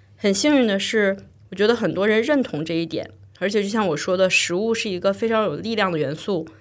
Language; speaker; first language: Chinese; native; Chinese